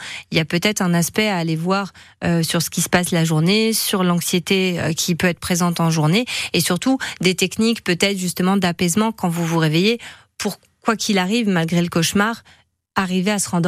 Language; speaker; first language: French; native; French